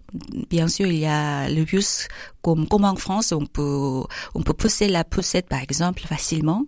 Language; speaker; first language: French; non-native, learner; Korean